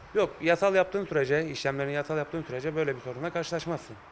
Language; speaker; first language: Turkish; native; Turkish